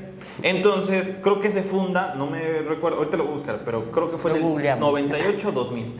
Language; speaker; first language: Spanish; native; Spanish